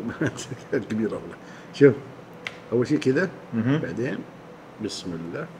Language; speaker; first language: Arabic; non-native, fluent; Urdu